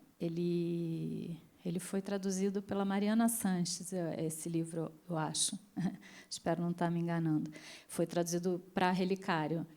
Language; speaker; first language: Portuguese; early bilingual, other home language; Spanish